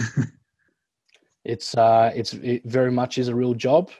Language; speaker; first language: English; native; English